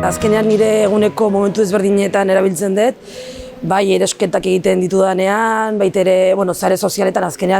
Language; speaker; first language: Basque; non-native, local second language; Arabic